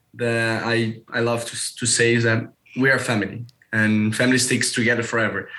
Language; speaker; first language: English; non-native, fluent; Portuguese